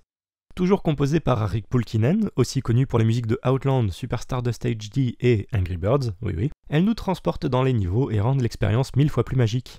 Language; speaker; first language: French; native; French